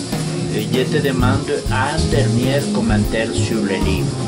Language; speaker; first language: French; non-native, fluent; Spanish